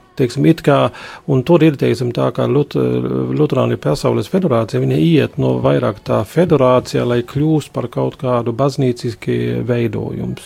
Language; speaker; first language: Latvian; non-native, local second language; Polish